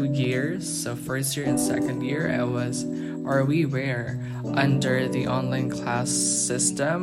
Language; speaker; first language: English; non-native, local second language; Filipino